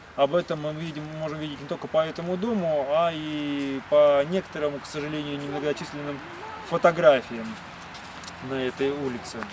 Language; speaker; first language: Russian; native; Russian